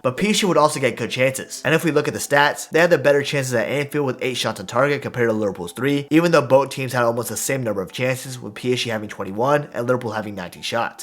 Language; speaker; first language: English; native; English